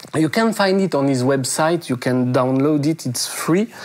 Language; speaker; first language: English; non-native, fluent; French